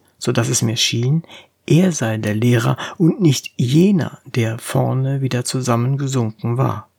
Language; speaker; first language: German; native; German